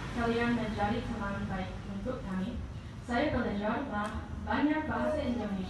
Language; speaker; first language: Indonesian; non-native, learner; English